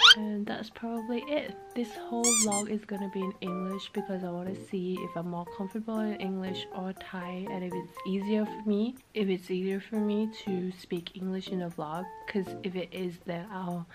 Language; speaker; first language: English; early bilingual, other home language; Thai